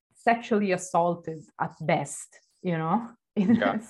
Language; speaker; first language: English; non-native, fluent; Italian